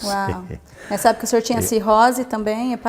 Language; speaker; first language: Portuguese; native; Portuguese